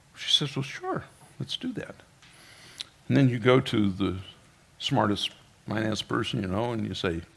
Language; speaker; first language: English; native; English